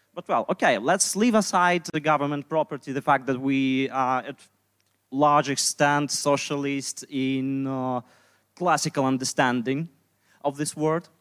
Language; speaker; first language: English; non-native, fluent; Russian